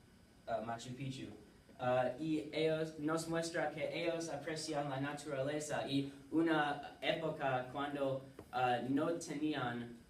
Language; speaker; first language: Spanish; non-native, learner; English